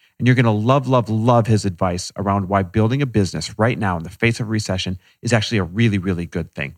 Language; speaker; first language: English; native; English